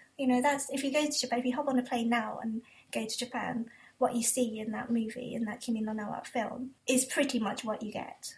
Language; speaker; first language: English; early bilingual, other home language; Japanese